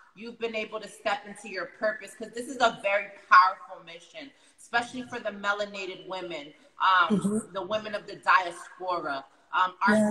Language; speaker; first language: English; native; English